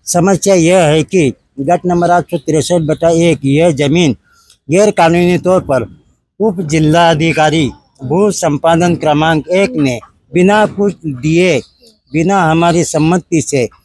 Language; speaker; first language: Hindi; non-native, local second language; Marathi